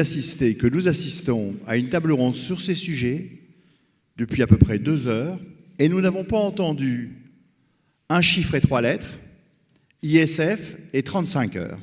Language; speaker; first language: French; native; French